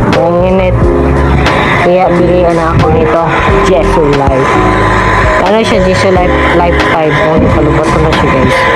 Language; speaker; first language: Filipino; non-native, local second language; Cebuano